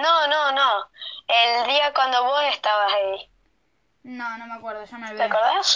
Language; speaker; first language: Spanish; early bilingual, heritage; Spanish